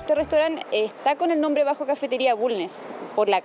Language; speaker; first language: Spanish; native; Spanish